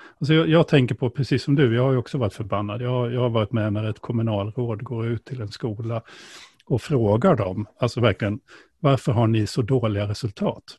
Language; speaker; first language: Swedish; native; Swedish